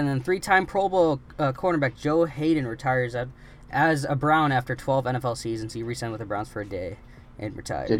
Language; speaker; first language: English; native; English